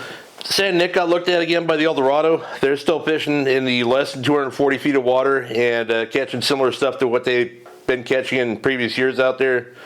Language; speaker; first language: English; native; English